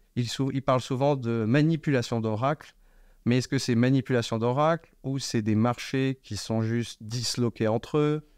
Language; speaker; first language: French; native; French